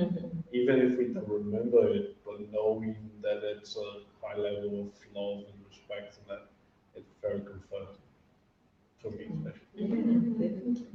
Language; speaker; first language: English; non-native, fluent; Portuguese